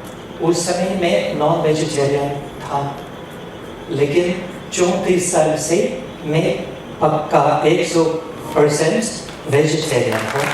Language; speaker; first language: Hindi; non-native, fluent; Russian